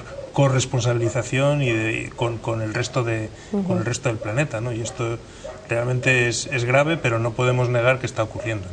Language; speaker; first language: Spanish; native; Spanish